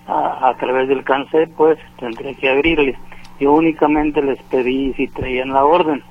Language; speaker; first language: Spanish; native; Spanish